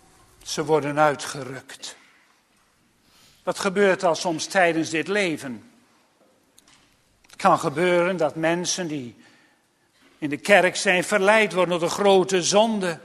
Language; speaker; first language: Dutch; native; Dutch